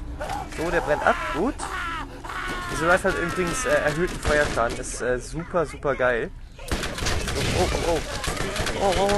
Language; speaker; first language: German; native; German